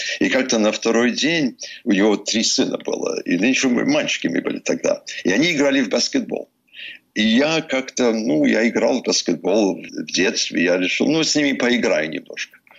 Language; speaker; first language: Russian; early bilingual, heritage; English